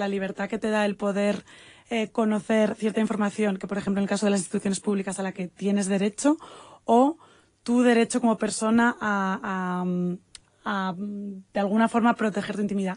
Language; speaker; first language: Spanish; native; Spanish